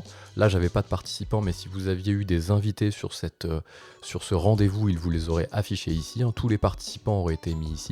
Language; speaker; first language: French; native; French